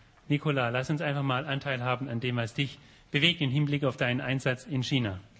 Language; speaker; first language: German; native; German